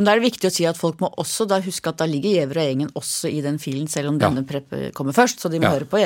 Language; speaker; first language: Norwegian; native; Norwegian